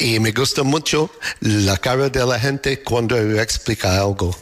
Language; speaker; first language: Spanish; non-native, learner; English